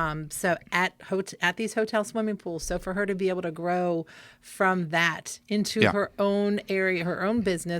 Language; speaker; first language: English; native; English